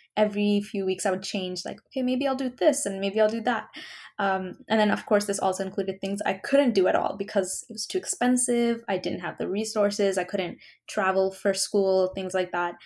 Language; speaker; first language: English; early bilingual, other home language; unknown